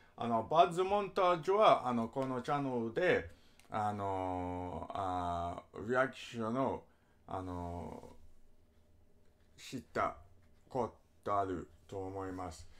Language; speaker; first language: Japanese; non-native, learner; English